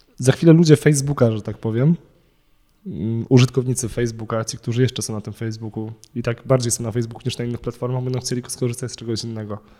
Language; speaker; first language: Polish; native; Polish